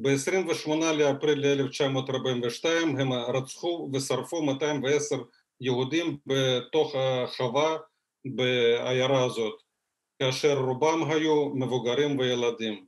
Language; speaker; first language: Hebrew; non-native, fluent; Russian